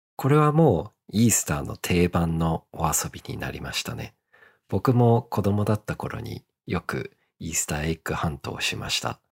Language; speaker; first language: Japanese; early bilingual, heritage; Japanese